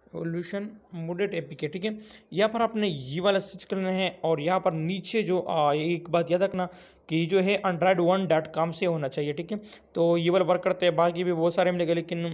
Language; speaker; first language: Urdu; non-native, local second language; Pashto